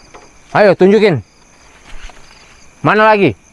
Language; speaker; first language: Malay; native; Malay